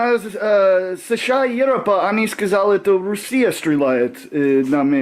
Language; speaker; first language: Russian; non-native, learner; English